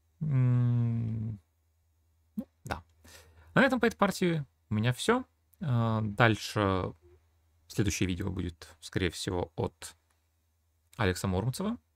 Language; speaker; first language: Russian; native; Russian